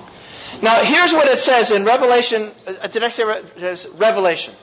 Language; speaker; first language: English; native; English